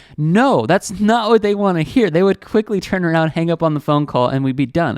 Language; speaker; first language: English; native; English